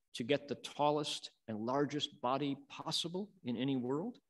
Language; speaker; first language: English; native; English